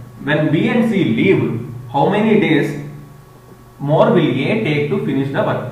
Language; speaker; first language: English; non-native, local second language; Telugu